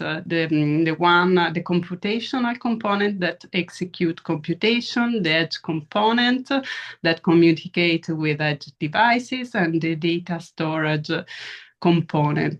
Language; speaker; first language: English; non-native, fluent; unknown